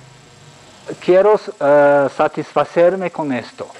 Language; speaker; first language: Spanish; non-native, fluent; English